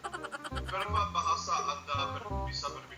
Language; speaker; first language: Indonesian; non-native, learner; English